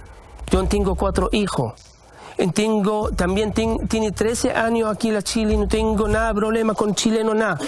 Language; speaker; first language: Spanish; non-native, learner; Arabic